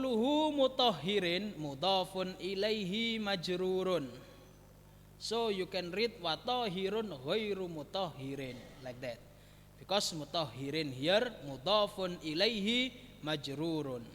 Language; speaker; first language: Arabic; non-native, fluent; Javanese